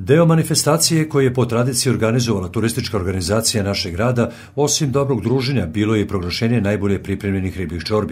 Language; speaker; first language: Serbian; native; Serbian